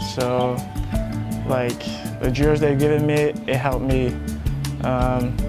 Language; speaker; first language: English; non-native, fluent; Samoan